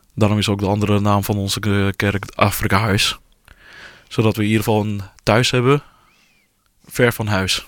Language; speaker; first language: Dutch; early bilingual, other home language; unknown